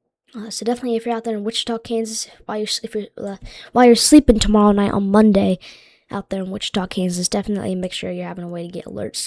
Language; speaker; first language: English; native; English